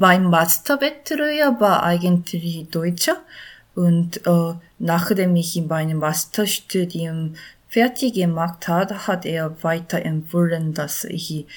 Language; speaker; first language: German; non-native, learner; Korean